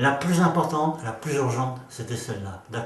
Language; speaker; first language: French; native; French